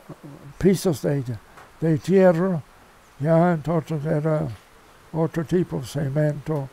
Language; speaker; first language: Spanish; non-native, fluent; English